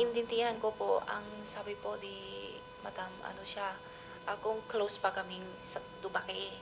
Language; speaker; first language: Filipino; non-native, learner; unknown